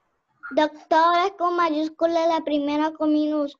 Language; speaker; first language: Spanish; native; Spanish